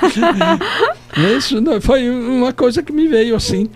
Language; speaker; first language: Portuguese; non-native, fluent; Italian